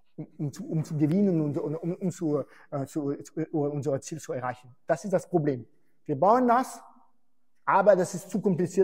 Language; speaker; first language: German; non-native, fluent; French